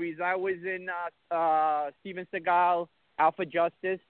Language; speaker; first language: English; early bilingual, other home language; Italian